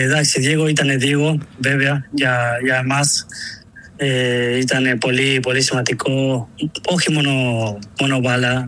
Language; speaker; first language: Greek; non-native, learner; Spanish